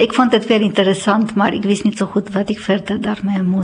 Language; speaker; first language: Dutch; non-native, fluent; Romanian